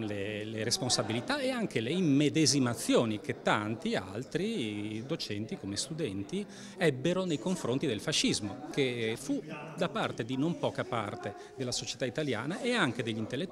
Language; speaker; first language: Italian; native; Italian